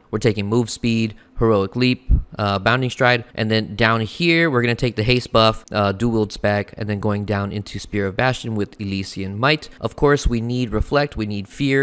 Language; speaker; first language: English; native; English